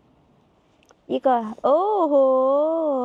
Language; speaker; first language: Korean; non-native, learner; Thai